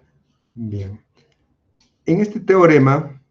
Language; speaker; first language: Spanish; native; Spanish